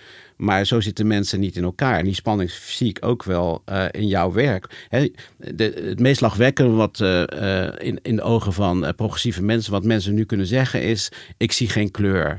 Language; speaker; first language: Dutch; native; Dutch